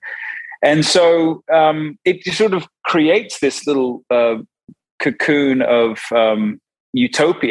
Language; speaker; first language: English; native; English